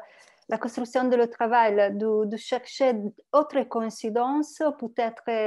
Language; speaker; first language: French; non-native, learner; Italian